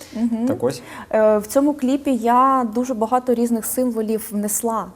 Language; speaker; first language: Ukrainian; native; Ukrainian